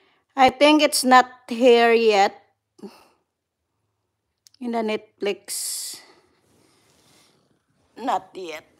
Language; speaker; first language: English; non-native, local second language; Cebuano